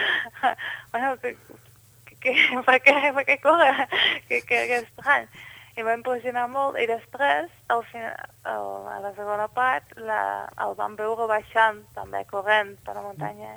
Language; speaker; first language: Catalan; non-native, fluent; Dutch